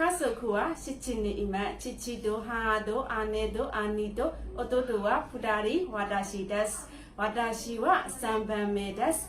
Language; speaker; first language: Japanese; non-native, learner; Burmese